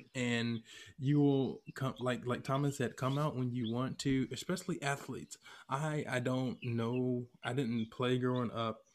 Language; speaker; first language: English; native; English